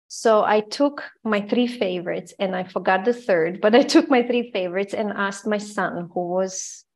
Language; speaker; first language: English; non-native, fluent; Croatian